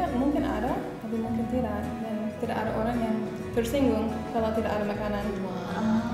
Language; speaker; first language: Indonesian; non-native, fluent; English